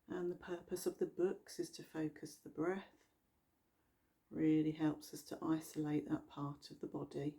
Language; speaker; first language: English; native; English